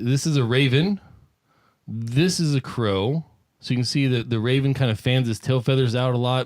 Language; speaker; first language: English; native; English